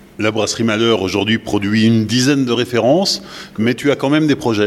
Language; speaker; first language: French; native; French